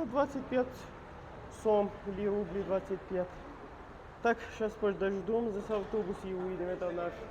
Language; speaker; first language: Russian; non-native, learner; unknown